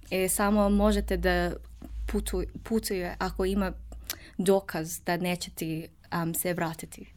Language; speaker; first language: Serbian; non-native, learner; English